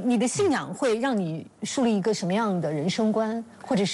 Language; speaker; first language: Chinese; native; Chinese